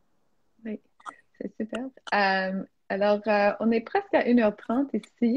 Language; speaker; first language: French; non-native, fluent; English